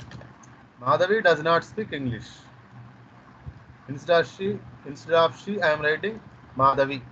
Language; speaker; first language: English; non-native, learner; Telugu